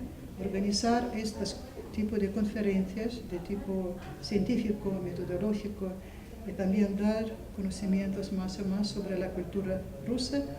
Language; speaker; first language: Spanish; non-native, fluent; Russian